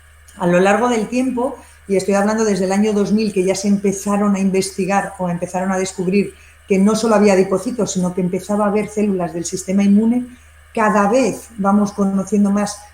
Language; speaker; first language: Spanish; native; Spanish